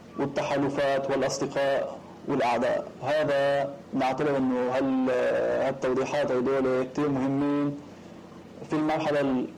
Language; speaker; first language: Arabic; non-native, local second language; Armenian